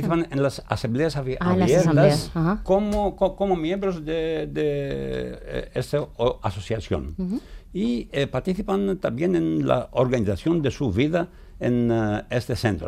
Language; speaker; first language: Spanish; non-native, fluent; Greek